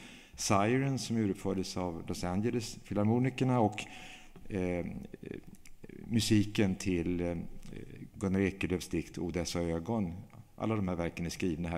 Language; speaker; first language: Swedish; native; Swedish